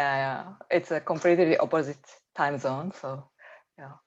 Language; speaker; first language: English; non-native, learner; Japanese